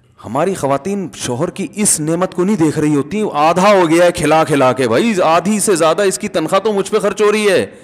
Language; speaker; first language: Urdu; native; Urdu